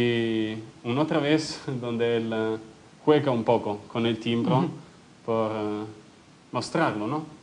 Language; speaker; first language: Spanish; non-native, fluent; Italian